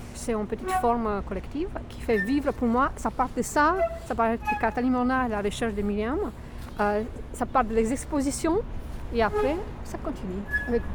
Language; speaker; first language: French; non-native, fluent; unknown